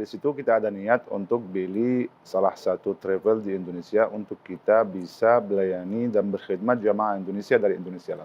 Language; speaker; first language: Indonesian; non-native, learner; Arabic